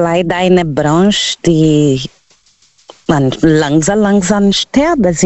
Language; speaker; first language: German; non-native, learner; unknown